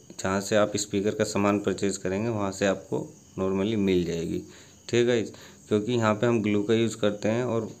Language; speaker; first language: Hindi; native; Hindi